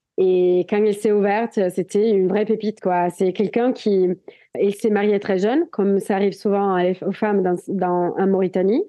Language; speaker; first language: French; non-native, fluent; Italian